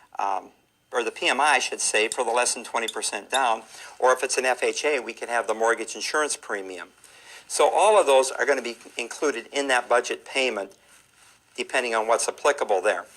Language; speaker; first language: English; native; English